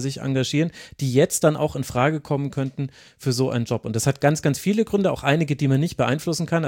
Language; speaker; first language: German; native; German